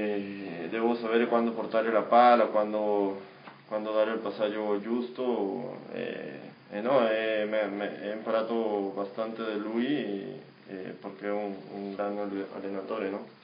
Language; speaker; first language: Italian; non-native, learner; Spanish